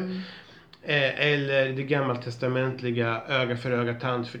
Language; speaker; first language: Swedish; native; Swedish